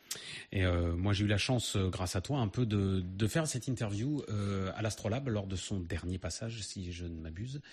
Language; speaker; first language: French; native; French